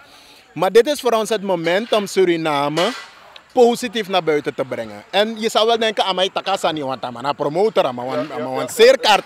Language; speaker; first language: Dutch; native; Dutch